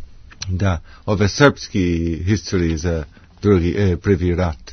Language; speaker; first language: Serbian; non-native, learner; English